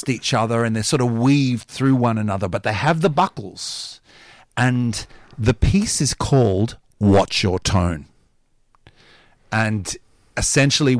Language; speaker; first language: English; native; English